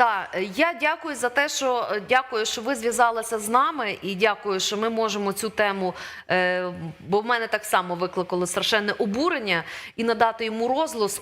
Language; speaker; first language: Ukrainian; native; Ukrainian